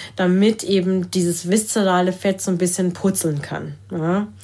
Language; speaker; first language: German; early bilingual, other home language; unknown